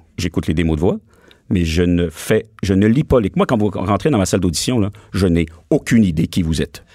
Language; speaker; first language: French; native; French